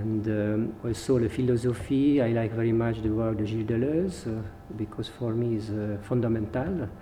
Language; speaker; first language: English; non-native, learner; Hungarian